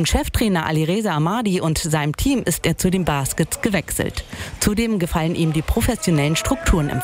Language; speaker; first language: German; native; German